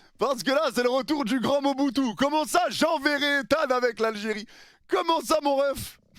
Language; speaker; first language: French; early bilingual, other home language; Arabic